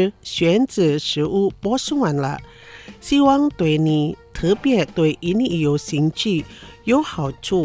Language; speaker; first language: Chinese; non-native, fluent; Indonesian